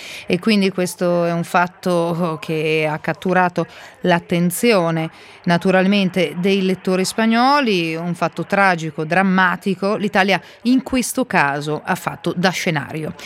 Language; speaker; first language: Italian; native; Italian